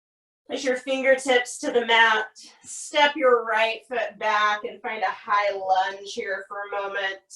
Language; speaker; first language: English; native; English